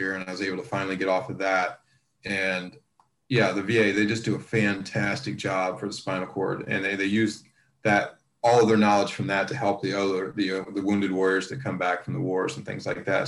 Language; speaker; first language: English; native; English